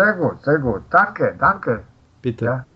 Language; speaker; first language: German; non-native, fluent; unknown